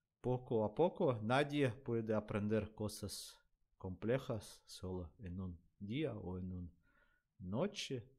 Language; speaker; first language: Spanish; non-native, learner; Russian